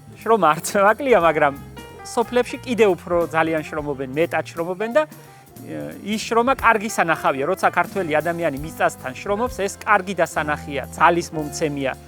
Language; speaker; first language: Georgian; native; Georgian